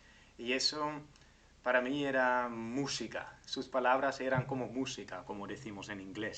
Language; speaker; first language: Spanish; non-native, fluent; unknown